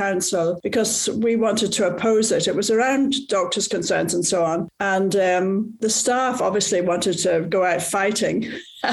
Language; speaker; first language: English; native; English